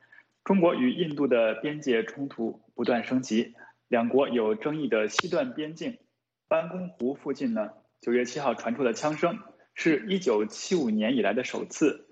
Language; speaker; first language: Chinese; native; Chinese